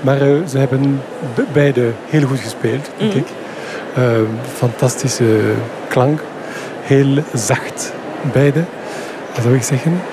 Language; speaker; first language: Dutch; non-native, fluent; French